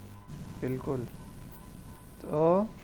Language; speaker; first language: Persian; non-native, fluent; Urdu